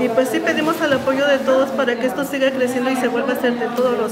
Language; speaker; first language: Spanish; native; Spanish